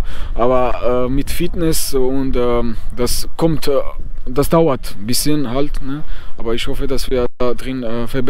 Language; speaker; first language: German; non-native, fluent; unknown